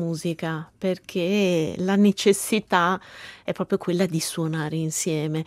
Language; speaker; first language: Italian; native; Italian